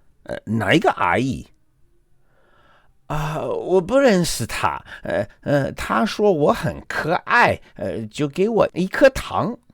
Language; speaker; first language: Chinese; non-native, fluent; English